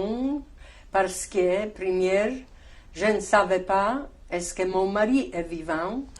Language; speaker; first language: French; non-native, learner; Polish